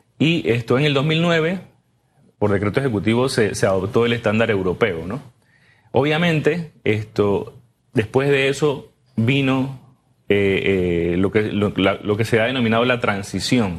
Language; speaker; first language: Spanish; native; Spanish